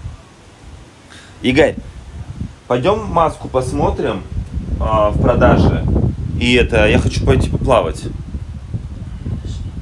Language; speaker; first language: Russian; native; Russian